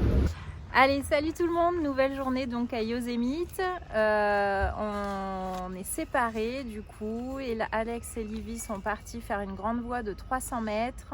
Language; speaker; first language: French; native; French